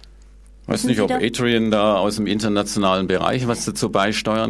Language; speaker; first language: German; native; German